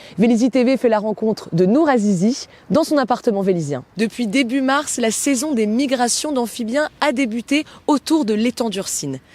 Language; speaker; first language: French; native; French